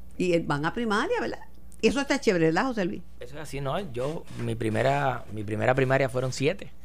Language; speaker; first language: Spanish; native; Spanish